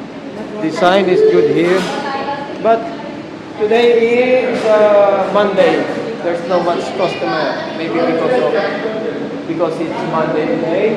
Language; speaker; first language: English; non-native, local second language; Filipino